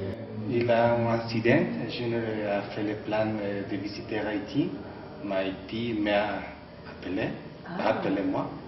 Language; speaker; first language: French; non-native, learner; Spanish